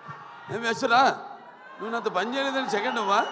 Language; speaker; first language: Telugu; native; Telugu